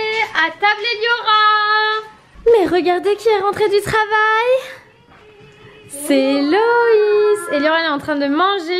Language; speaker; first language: French; native; French